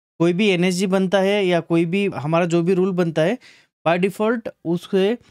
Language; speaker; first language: Hindi; non-native, local second language; Marathi